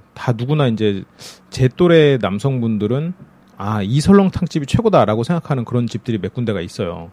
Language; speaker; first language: Korean; native; Korean